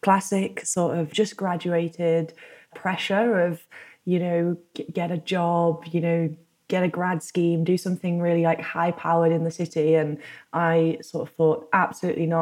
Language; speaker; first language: English; native; English